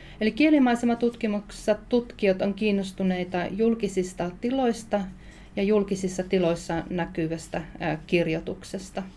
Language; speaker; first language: Finnish; native; Finnish